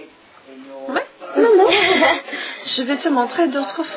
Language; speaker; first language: French; non-native, fluent; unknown